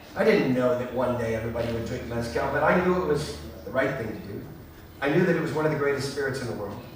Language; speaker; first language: English; native; English